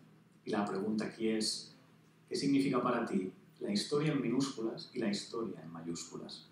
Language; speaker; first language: Spanish; native; Spanish